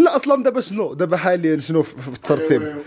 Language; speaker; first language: Arabic; native; Arabic